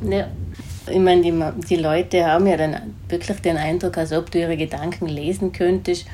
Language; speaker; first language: German; native; German